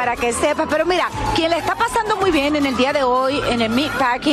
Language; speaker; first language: Spanish; native; Spanish